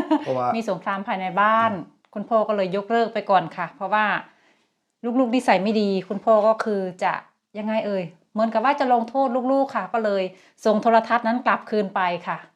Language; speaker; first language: Thai; native; Thai